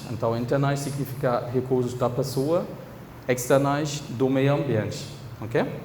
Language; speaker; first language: Portuguese; non-native, fluent; German